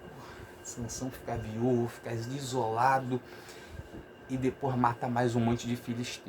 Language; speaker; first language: Portuguese; native; Portuguese